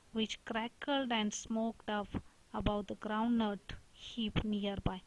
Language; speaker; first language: English; non-native, local second language; Marathi